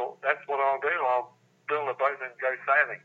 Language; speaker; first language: English; native; English